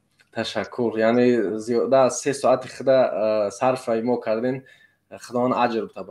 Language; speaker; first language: Persian; native; Persian